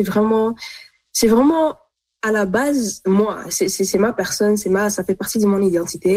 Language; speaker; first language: French; non-native, local second language; Arabic